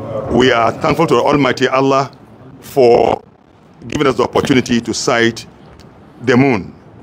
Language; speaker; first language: English; non-native, local second language; Hausa